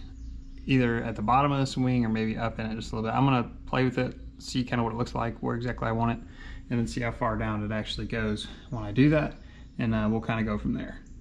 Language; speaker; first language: English; native; English